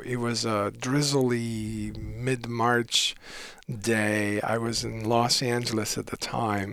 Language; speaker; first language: English; non-native, fluent; Bosnian